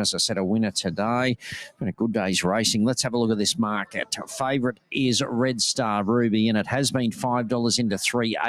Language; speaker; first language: English; native; English